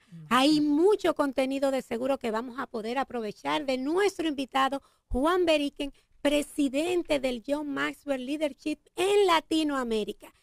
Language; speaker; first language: Spanish; native; Spanish